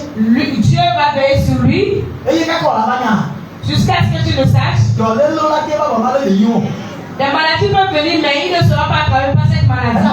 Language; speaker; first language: French; non-native, local second language; Ewe